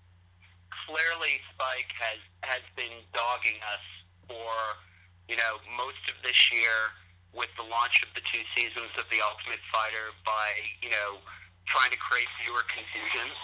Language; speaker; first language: English; native; English